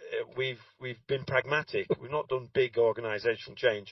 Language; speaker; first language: English; native; English